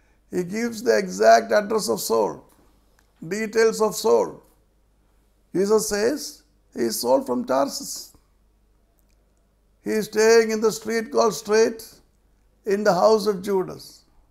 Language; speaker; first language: English; non-native, local second language; Malayalam